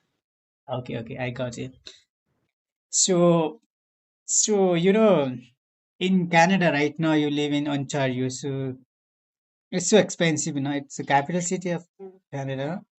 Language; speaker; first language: English; non-native, learner; Nepali